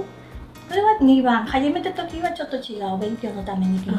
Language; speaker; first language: Japanese; non-native, learner; Spanish